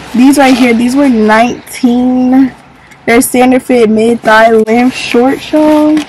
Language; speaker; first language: English; native; English